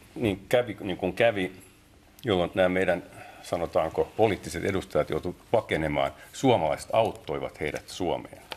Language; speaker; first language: Finnish; non-native, local second language; Tatar